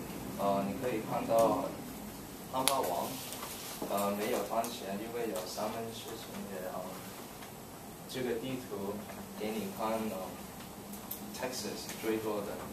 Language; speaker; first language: Chinese; non-native, learner; English